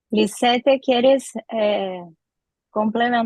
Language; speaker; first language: Spanish; non-native, learner; Portuguese